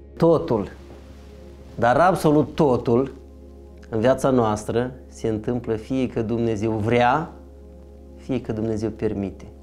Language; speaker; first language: Romanian; native; Romanian